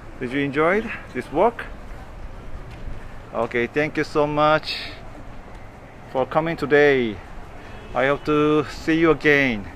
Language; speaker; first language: English; non-native, fluent; Korean